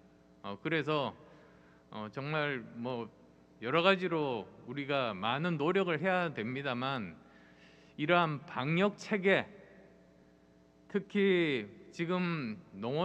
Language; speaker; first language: Korean; native; Korean